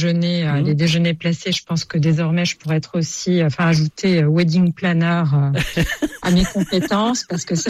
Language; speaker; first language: French; native; French